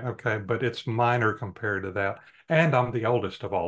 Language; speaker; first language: English; native; English